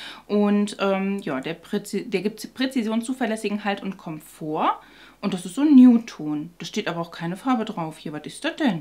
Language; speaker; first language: German; native; German